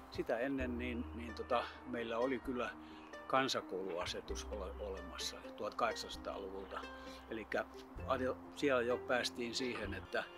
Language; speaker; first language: English; non-native, fluent; Finnish